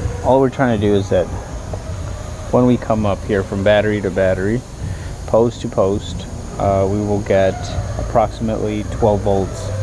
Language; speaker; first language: English; native; English